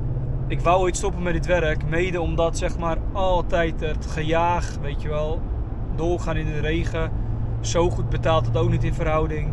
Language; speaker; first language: Dutch; native; Dutch